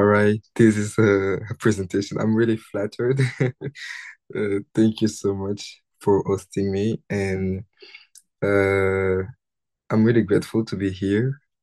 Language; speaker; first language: English; non-native, fluent; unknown